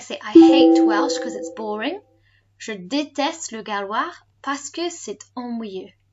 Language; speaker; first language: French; non-native, fluent; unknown